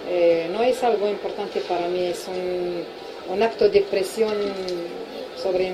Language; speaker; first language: Spanish; non-native, fluent; Arabic